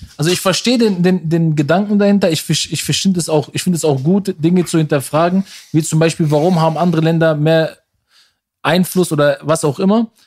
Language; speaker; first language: German; early bilingual, other home language; Persian